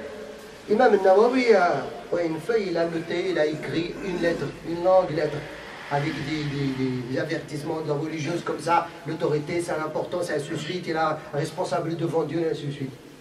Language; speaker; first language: French; non-native, fluent; Arabic